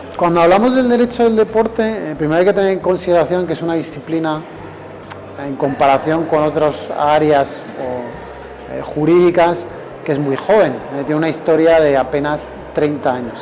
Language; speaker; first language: Spanish; native; Spanish